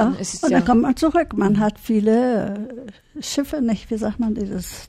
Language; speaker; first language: German; early bilingual, heritage; German